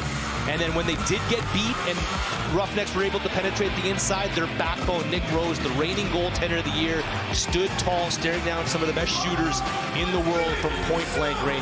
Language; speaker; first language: English; native; English